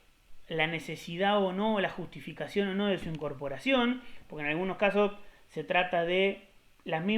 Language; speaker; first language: Spanish; native; Spanish